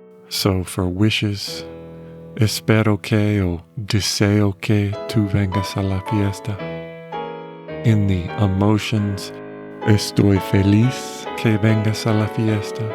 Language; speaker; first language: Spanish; non-native, fluent; English